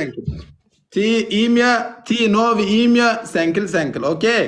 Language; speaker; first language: Russian; non-native, learner; Turkmen